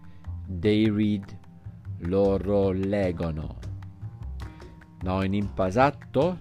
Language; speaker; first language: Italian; non-native, fluent; English